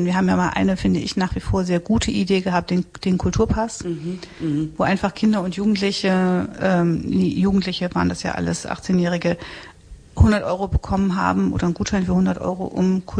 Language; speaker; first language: German; native; German